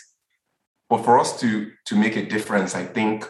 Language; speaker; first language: English; non-native, local second language; Yoruba